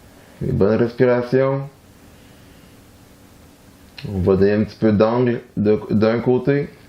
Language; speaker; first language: French; native; French